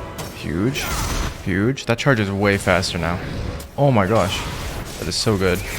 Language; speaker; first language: English; native; English